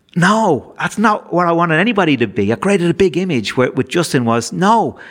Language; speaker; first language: English; native; English